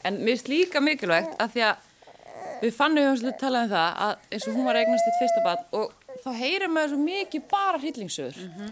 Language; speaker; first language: Icelandic; native; Icelandic